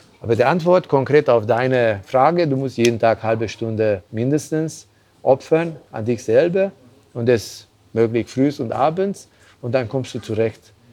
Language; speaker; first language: German; non-native, fluent; Hungarian